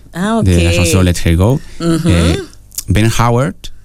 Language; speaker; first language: French; non-native, fluent; Spanish